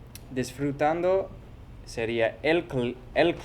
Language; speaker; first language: Spanish; non-native, fluent; English